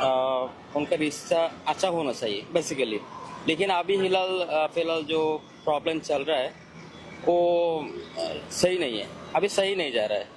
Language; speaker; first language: Hindi; non-native, learner; Bangla